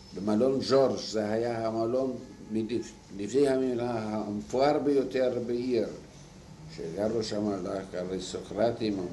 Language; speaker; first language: Hebrew; non-native, fluent; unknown